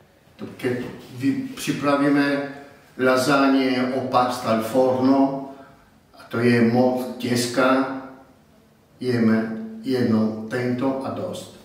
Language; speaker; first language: Czech; non-native, learner; Italian